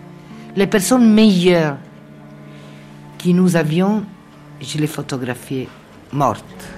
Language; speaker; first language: French; non-native, fluent; Italian